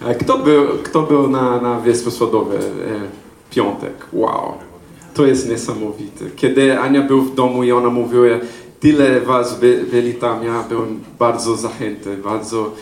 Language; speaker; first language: Polish; non-native, learner; English